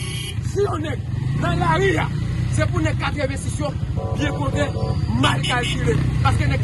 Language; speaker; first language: Haitian Creole; native; Haitian Creole